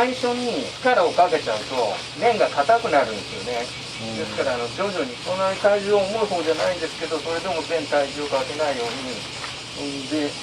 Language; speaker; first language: Japanese; native; Japanese